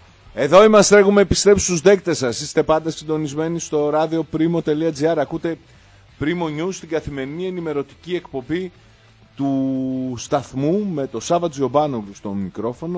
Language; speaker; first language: Greek; native; Greek